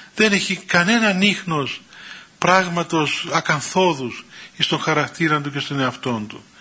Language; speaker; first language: Greek; native; Greek